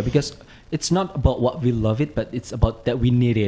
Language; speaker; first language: English; non-native, fluent; Indonesian